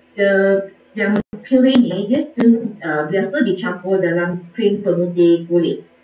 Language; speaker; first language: Malay; non-native, local second language; Chinese